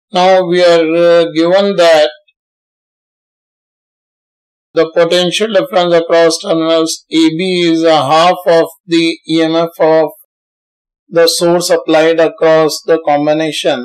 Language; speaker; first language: English; non-native, local second language; Hindi